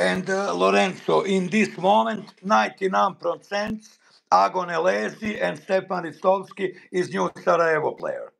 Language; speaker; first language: English; non-native, learner; Bosnian